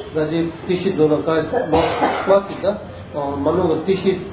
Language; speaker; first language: Russian; non-native, learner; Tibetan